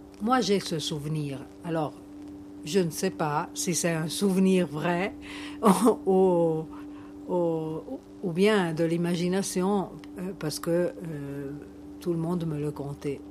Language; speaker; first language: French; non-native, fluent; Italian